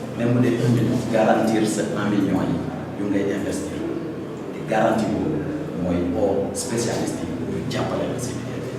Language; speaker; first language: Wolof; early bilingual, heritage; Wolof